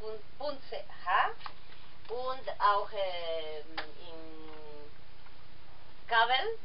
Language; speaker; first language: German; non-native, learner; Spanish